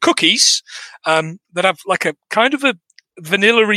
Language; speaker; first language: English; native; English